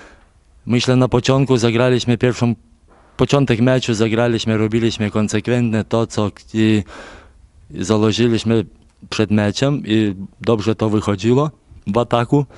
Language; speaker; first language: Polish; non-native, fluent; Lithuanian